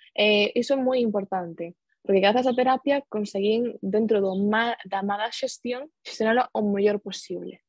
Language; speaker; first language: Galician; non-native, local second language; Spanish